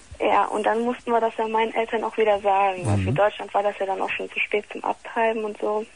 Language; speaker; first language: German; early bilingual, other home language; Italian